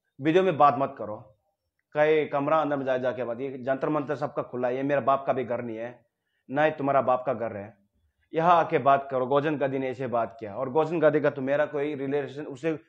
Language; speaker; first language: Hindi; non-native, local second language; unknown